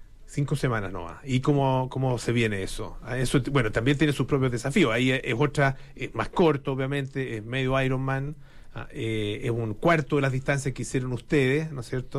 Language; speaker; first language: Spanish; native; Spanish